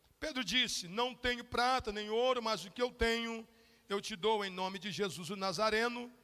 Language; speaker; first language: Portuguese; native; Portuguese